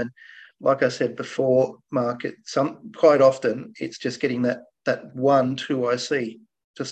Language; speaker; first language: English; native; English